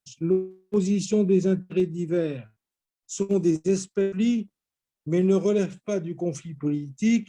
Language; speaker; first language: French; native; French